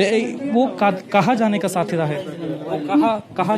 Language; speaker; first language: Hindi; non-native, local second language; Malayalam